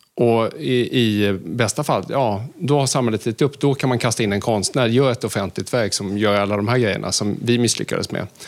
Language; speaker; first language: Swedish; native; Swedish